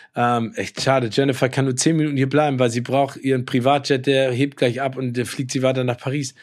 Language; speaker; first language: German; native; German